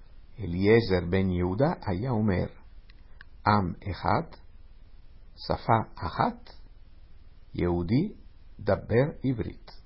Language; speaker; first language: Hebrew; non-native, fluent; Italian